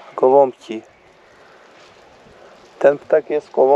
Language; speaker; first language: Polish; non-native, learner; Turkish